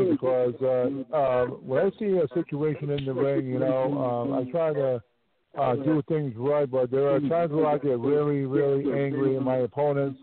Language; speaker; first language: English; native; English